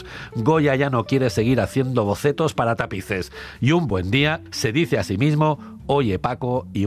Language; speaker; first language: Spanish; native; Spanish